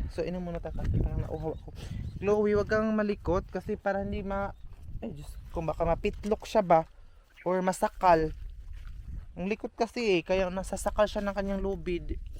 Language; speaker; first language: Filipino; non-native, local second language; Cebuano